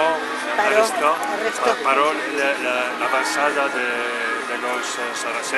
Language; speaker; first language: Spanish; non-native, learner; Italian